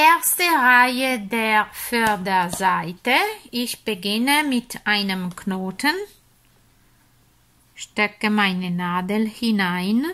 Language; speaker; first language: German; non-native, fluent; Italian